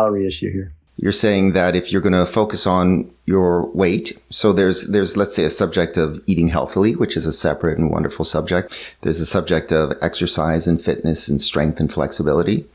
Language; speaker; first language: English; native; English